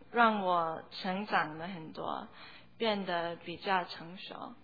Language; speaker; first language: Chinese; early bilingual, heritage; Chinese